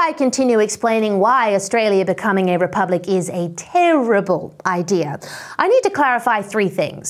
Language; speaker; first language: English; native; English